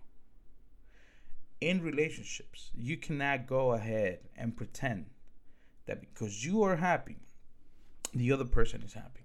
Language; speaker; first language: English; early bilingual, other home language; Spanish